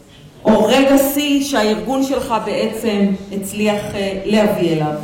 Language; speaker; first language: Hebrew; native; Hebrew